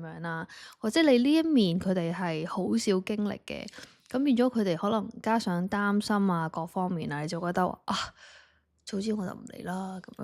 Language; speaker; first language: Cantonese; native; Cantonese